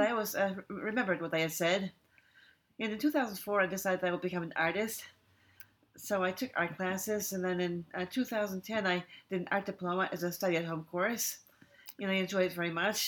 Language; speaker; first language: English; native; English